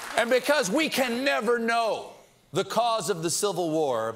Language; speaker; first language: English; native; English